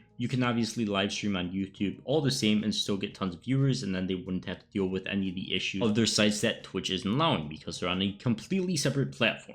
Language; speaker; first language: English; native; English